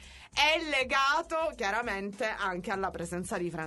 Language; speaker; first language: Italian; native; Italian